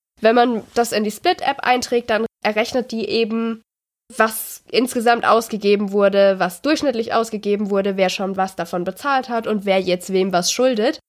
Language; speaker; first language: German; native; German